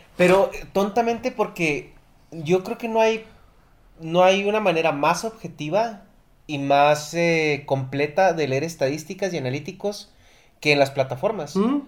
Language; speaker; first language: Spanish; native; Spanish